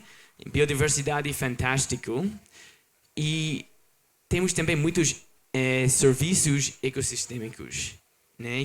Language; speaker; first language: Portuguese; non-native, learner; English